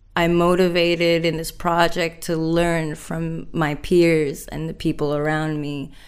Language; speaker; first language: English; non-native, fluent; Indonesian